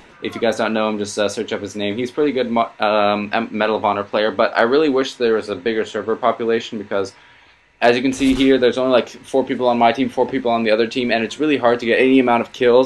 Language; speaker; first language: English; early bilingual, other home language; German